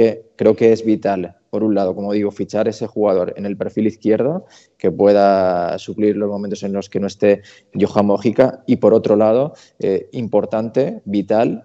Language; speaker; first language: Spanish; native; Spanish